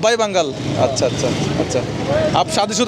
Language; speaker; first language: Hindi; non-native, learner; Bangla